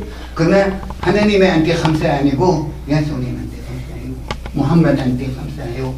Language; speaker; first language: Korean; non-native, learner; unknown